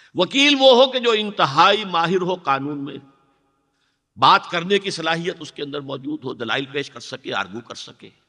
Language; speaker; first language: Urdu; native; Urdu